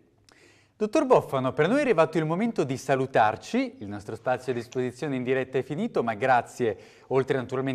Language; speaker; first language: Italian; native; Italian